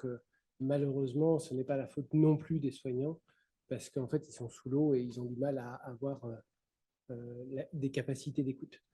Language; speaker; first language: French; native; French